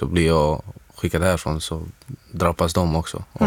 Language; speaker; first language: Swedish; non-native, fluent; Arabic